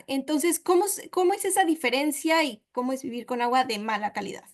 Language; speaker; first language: Spanish; native; Spanish